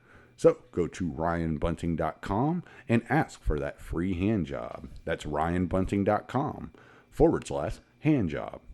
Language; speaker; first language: English; native; English